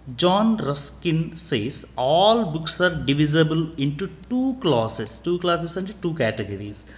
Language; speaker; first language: English; non-native, local second language; Telugu